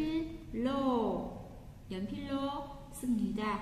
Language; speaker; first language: Korean; non-native, fluent; Vietnamese